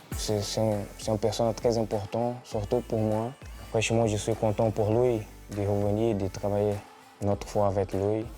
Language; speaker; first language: French; non-native, fluent; Portuguese